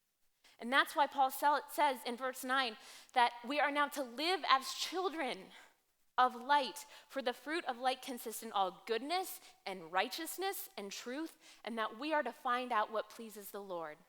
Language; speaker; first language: English; native; English